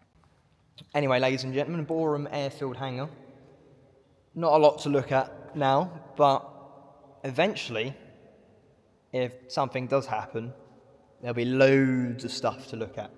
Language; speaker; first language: English; native; English